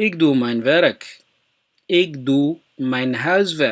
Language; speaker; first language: Dutch; non-native, fluent; Somali